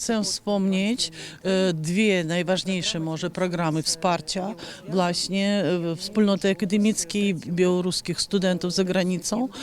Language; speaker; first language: Polish; non-native, fluent; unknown